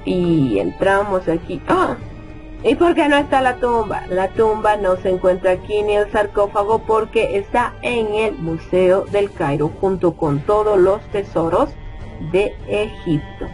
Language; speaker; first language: Spanish; native; Spanish